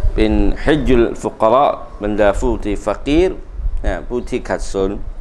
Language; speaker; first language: Thai; non-native, local second language; Malay